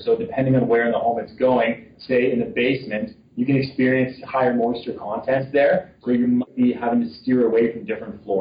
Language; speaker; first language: English; native; English